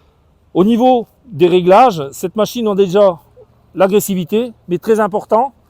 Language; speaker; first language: French; native; French